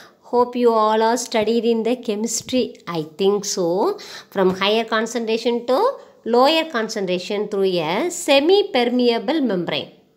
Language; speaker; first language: English; non-native, local second language; Tamil